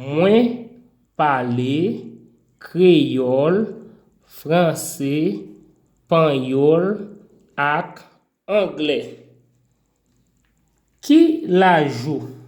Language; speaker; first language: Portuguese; non-native, fluent; Haitian Creole